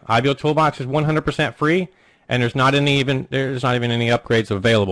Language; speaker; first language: English; native; English